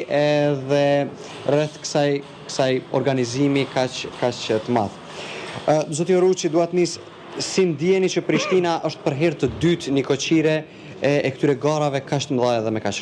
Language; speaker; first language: Albanian; native; Albanian